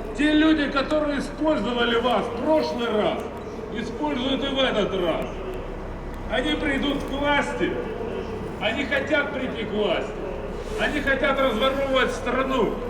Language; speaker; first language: Russian; native; Russian